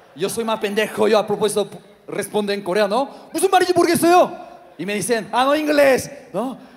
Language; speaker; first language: Spanish; non-native, learner; Korean